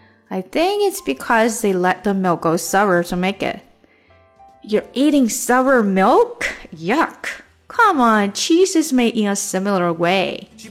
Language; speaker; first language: English; non-native, fluent; Chinese